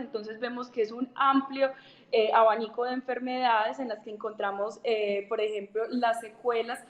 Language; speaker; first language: Spanish; native; Spanish